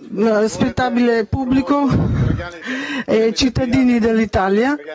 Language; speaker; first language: Italian; non-native, fluent; Macedonian